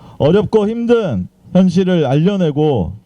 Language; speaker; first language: Korean; native; Korean